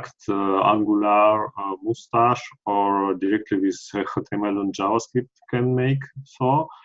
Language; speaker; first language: English; non-native, learner; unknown